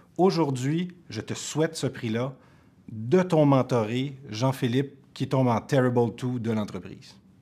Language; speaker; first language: French; native; French